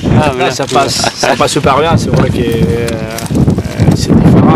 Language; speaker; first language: French; non-native, fluent; Spanish